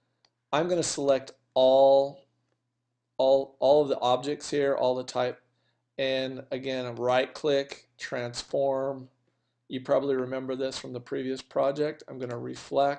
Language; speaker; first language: English; native; English